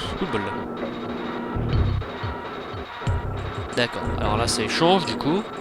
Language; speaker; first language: French; native; French